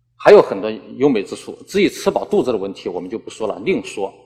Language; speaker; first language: Chinese; native; Chinese